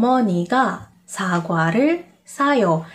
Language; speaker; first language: Korean; non-native, fluent; Indonesian